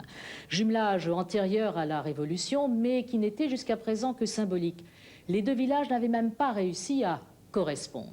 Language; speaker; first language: French; native; French